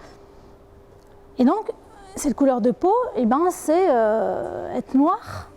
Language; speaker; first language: French; native; French